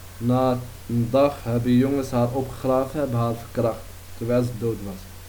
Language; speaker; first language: Dutch; early bilingual, other home language; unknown